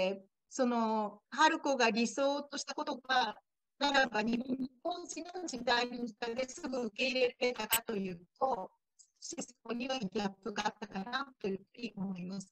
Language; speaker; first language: Japanese; native; Japanese